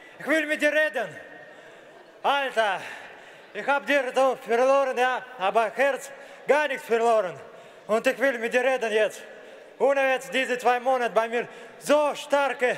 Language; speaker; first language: German; non-native, learner; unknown